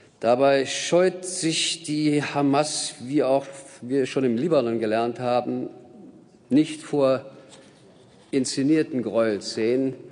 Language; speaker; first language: German; native; German